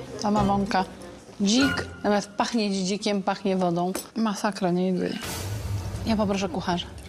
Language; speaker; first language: Polish; native; Polish